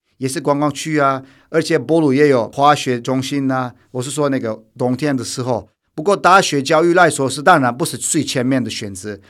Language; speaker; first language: Chinese; non-native, fluent; Turkish